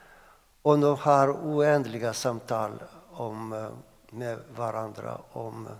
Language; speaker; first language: Swedish; non-native, fluent; Greek